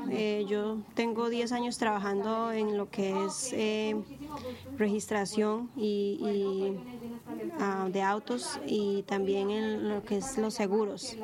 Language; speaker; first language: Spanish; native; Spanish